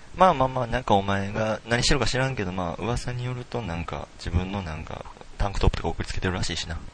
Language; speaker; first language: Japanese; native; Japanese